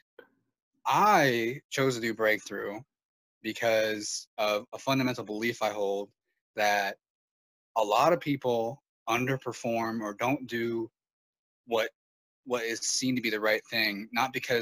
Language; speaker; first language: English; native; English